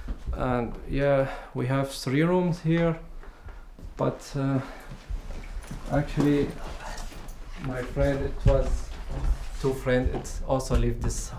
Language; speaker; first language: English; non-native, learner; Arabic